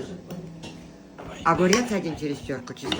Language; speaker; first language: Russian; non-native, local second language; Uzbek